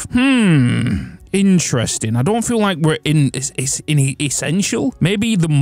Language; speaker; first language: English; native; English